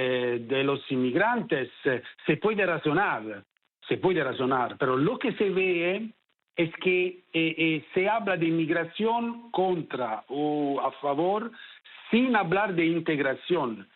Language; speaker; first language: Spanish; non-native, fluent; Italian